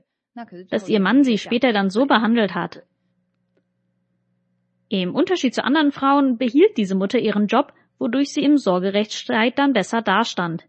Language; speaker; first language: German; native; German